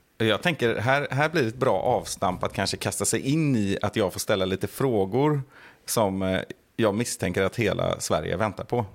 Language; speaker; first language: Swedish; native; Swedish